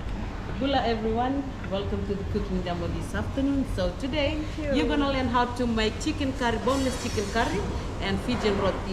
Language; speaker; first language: English; non-native, local second language; Fijian